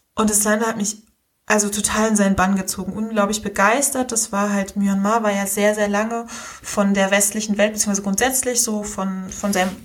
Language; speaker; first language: German; native; German